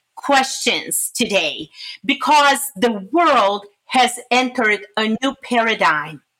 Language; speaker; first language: English; non-native, fluent; Bulgarian